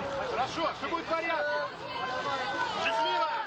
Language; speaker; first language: Russian; native; Russian